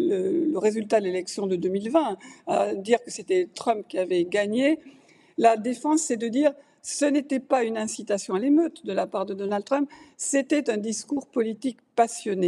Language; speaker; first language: French; native; French